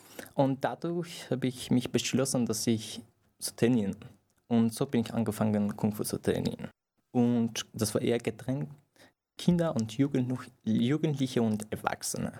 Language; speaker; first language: German; non-native, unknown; Persian